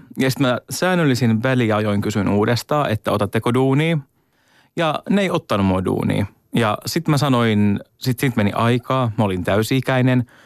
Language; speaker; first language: Finnish; native; Finnish